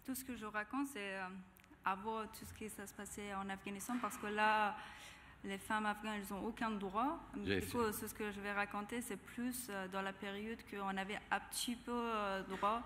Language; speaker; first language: French; non-native, fluent; Persian